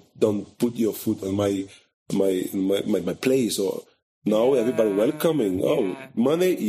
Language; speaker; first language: English; non-native, fluent; Portuguese